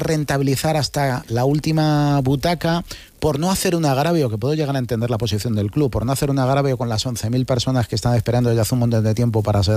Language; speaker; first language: Spanish; native; Spanish